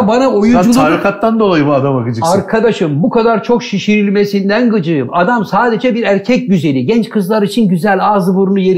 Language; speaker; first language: Turkish; native; Turkish